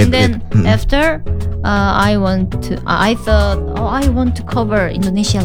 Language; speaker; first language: English; non-native, learner; Korean